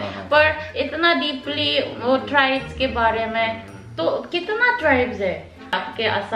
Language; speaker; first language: Hindi; non-native, learner; Korean